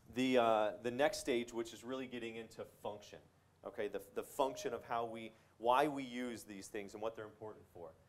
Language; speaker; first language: English; native; English